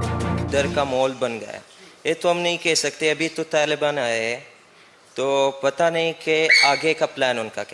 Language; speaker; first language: Hindi; non-native, fluent; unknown